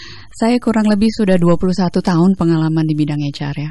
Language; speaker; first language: Indonesian; early bilingual, other home language; English